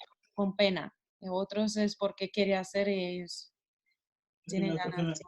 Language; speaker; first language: Spanish; non-native, learner; Russian